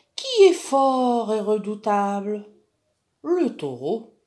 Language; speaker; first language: French; non-native, local second language; Arabic